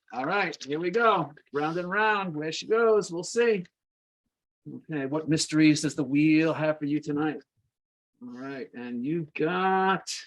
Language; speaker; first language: English; native; English